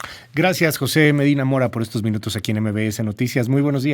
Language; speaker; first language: Spanish; native; Spanish